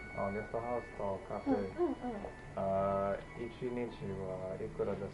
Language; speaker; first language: Japanese; non-native, learner; English